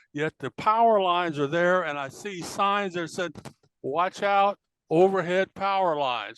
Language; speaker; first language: English; native; English